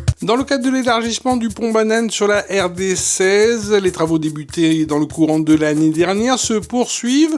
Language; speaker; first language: French; native; French